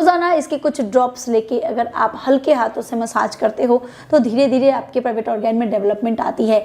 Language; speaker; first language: Hindi; native; Hindi